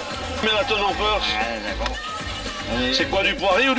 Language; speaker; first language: French; native; French